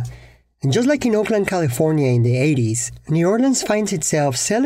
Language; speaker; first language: English; non-native, fluent; Spanish